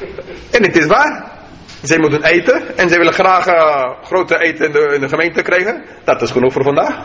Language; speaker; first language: Dutch; non-native, fluent; English